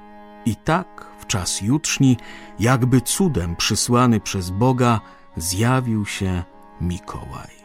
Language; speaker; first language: Polish; native; Polish